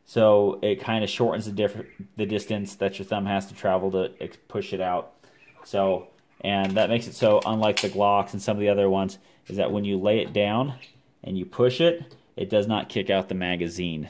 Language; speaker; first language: English; native; English